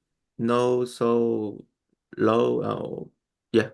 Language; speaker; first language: English; non-native, learner; Spanish